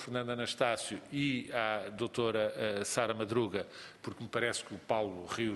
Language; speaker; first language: Portuguese; native; Portuguese